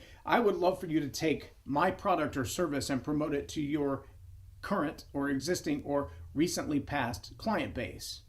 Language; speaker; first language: English; native; English